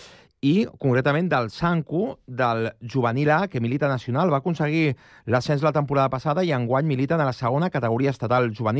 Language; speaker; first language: Catalan; native; Catalan